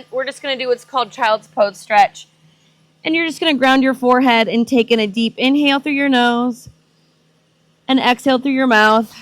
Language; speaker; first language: English; native; English